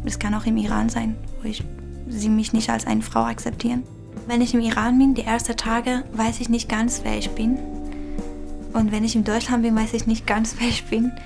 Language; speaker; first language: German; non-native, fluent; Persian